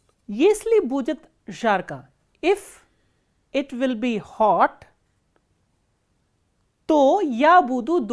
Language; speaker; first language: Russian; non-native, fluent; Hindi